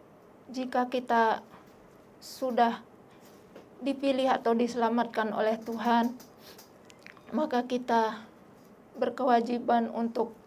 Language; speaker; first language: Indonesian; non-native, local second language; Sasak